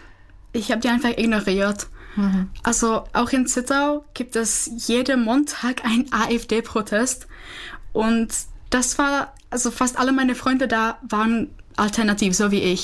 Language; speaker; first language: German; non-native, learner; Czech